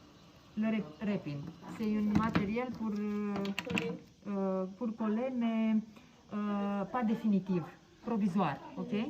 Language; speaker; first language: French; non-native, fluent; Romanian